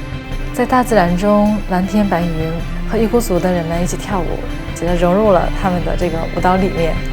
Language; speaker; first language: Chinese; native; Chinese